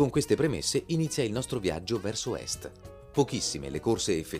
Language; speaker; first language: Italian; native; Italian